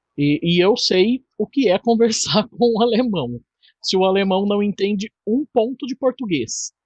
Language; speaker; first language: Portuguese; native; Portuguese